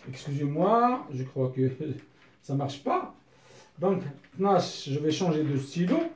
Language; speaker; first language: French; non-native, local second language; Arabic